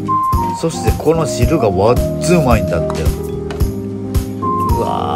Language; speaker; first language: Japanese; native; Japanese